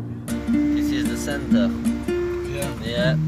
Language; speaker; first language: English; non-native, learner; French